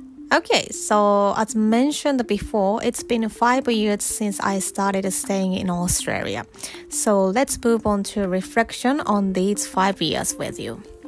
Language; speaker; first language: English; non-native, fluent; Japanese